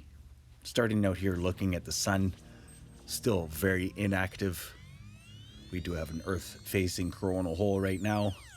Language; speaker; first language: English; native; English